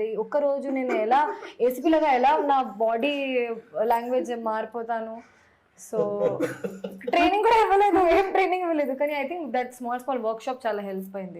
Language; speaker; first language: Telugu; non-native, local second language; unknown